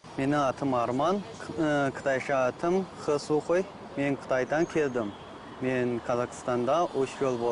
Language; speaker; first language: Kazakh; non-native, learner; Chinese